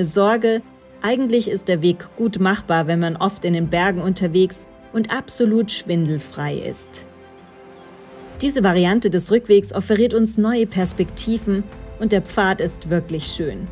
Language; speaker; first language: German; native; German